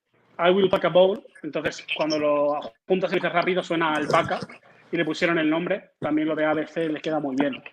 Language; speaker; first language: Spanish; native; Spanish